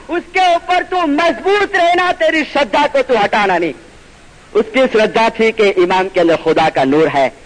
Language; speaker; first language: Urdu; non-native, local second language; Gujarati